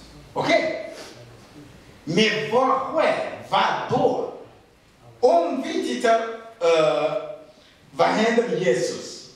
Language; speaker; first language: Swedish; non-native, fluent; Rundi